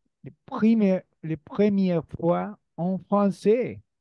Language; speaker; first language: French; non-native, learner; Spanish